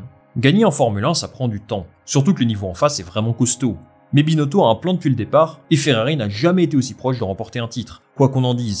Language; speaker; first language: French; native; French